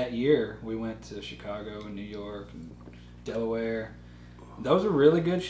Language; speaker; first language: English; native; English